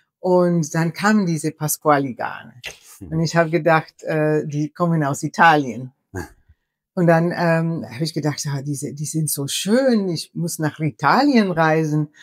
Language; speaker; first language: German; non-native, fluent; Spanish